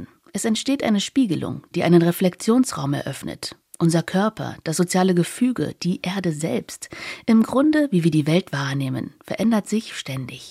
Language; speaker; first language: German; native; German